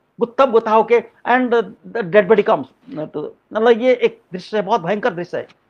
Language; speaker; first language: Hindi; non-native, local second language; Odia